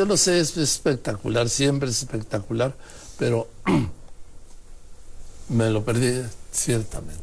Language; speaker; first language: Spanish; native; Spanish